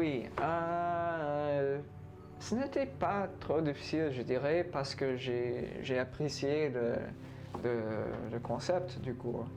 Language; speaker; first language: French; non-native, fluent; English